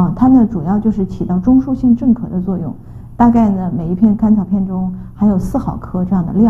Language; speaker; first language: Chinese; native; Chinese